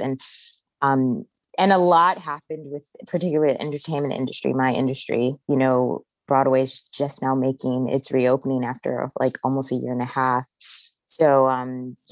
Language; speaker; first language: English; native; English